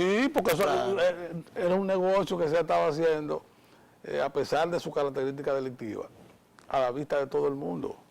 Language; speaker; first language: Spanish; native; Spanish